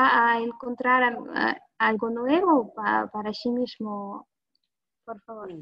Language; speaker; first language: Spanish; non-native, fluent; Russian